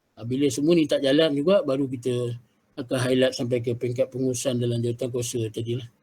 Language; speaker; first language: Malay; native; Malay